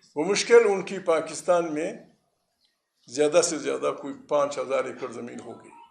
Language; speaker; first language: Urdu; non-native, local second language; Pashto